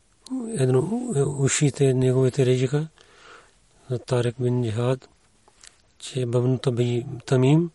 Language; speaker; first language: Bulgarian; non-native, learner; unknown